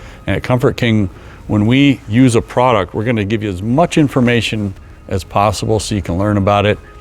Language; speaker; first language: English; native; English